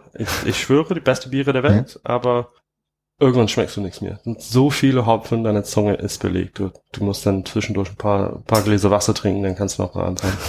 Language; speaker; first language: German; non-native, fluent; English